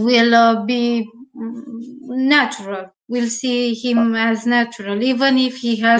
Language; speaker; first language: English; non-native, learner; Romanian